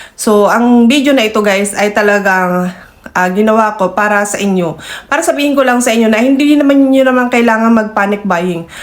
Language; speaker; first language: Filipino; native; Filipino